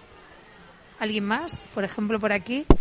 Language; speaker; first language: Spanish; native; Spanish